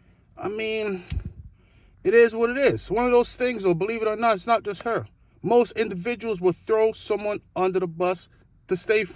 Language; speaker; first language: English; native; English